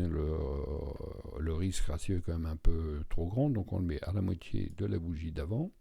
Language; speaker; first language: French; native; French